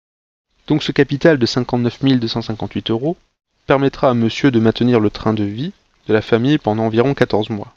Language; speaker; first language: French; native; French